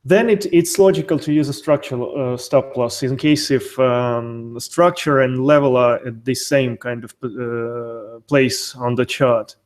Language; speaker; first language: English; non-native, fluent; Russian